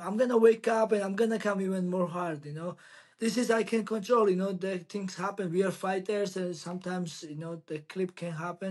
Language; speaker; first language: English; non-native, learner; Georgian